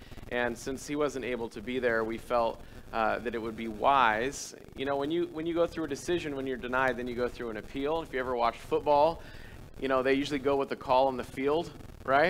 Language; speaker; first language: English; native; English